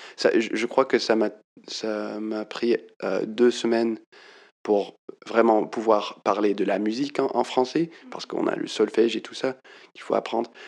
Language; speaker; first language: French; non-native, fluent; English